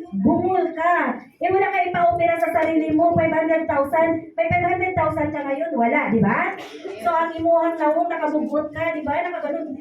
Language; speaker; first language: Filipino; non-native, local second language; Hiligaynon